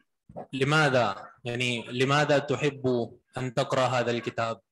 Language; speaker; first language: Arabic; non-native, fluent; Urdu